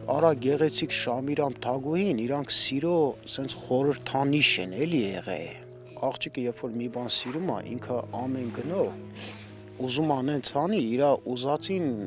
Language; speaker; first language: Armenian; non-native, local second language; Assyrian Neo-Aramaic